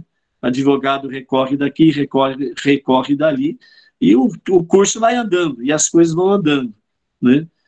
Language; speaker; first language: Portuguese; native; Portuguese